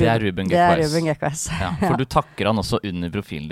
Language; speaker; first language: Norwegian; native; Norwegian